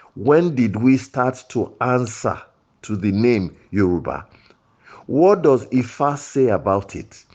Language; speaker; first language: English; non-native, local second language; Yoruba